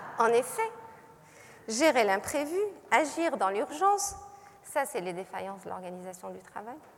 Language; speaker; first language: French; non-native, local second language; Arabic